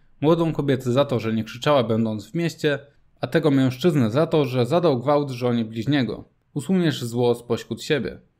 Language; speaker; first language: Polish; native; Polish